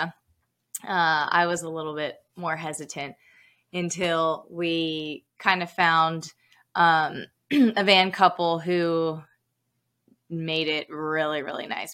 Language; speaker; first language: English; native; English